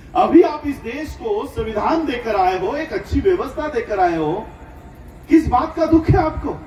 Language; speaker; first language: Hindi; non-native, local second language; Marathi